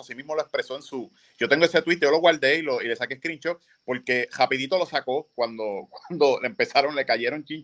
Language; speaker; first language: Spanish; native; Spanish